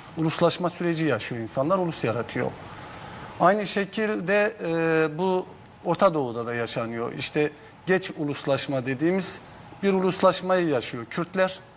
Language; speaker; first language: Turkish; non-native, local second language; Zaza